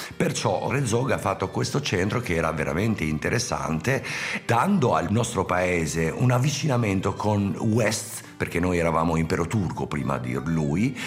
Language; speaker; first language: Italian; non-native, fluent; Albanian